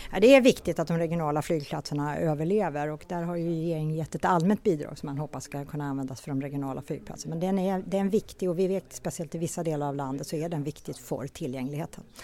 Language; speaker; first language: Swedish; native; Swedish